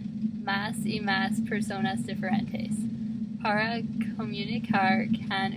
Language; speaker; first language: Spanish; non-native, learner; English